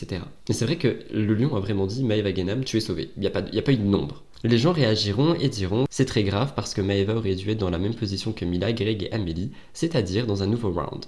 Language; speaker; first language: French; native; French